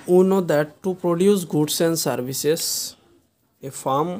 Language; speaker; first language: English; non-native, local second language; Assamese